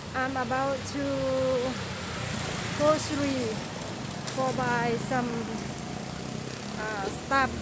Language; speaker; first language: English; non-native, learner; Thai